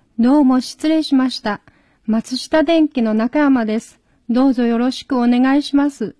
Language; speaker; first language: Japanese; non-native, fluent; Chinese